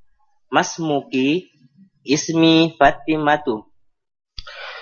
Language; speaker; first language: Arabic; non-native, learner; Indonesian